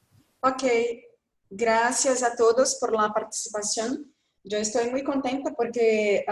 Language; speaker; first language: Spanish; non-native, fluent; Portuguese